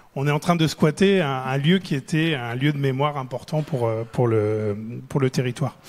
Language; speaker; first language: French; native; French